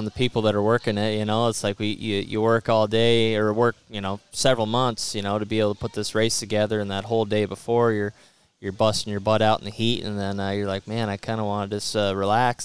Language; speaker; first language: English; native; English